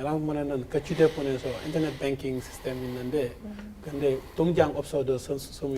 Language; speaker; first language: Korean; non-native, fluent; Wolof